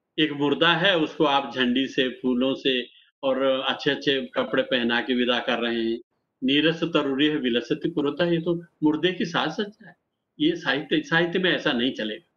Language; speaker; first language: Hindi; native; Hindi